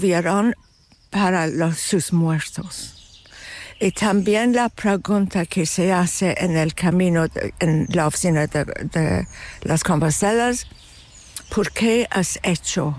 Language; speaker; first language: Spanish; non-native, fluent; English